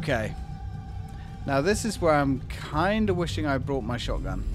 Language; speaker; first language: English; native; English